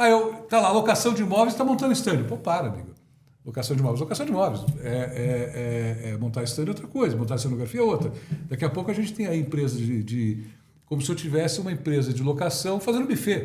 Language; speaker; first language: Portuguese; native; Portuguese